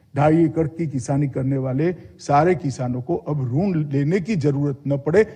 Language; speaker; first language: Hindi; non-native, local second language; Gujarati